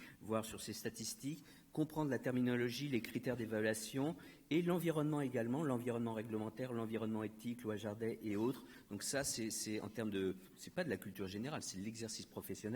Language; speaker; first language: French; native; French